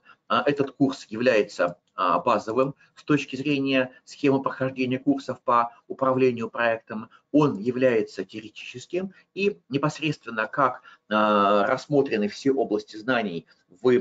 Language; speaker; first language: Russian; native; Russian